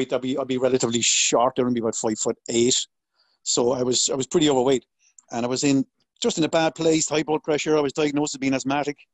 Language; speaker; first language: English; native; English